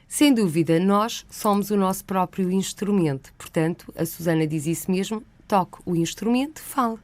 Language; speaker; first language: Portuguese; native; Portuguese